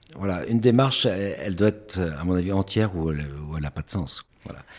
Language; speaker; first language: French; native; French